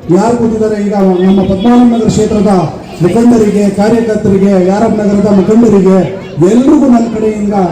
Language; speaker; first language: Kannada; non-native, local second language; Urdu